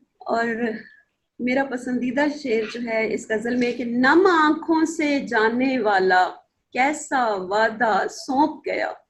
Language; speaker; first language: Urdu; non-native, local second language; Punjabi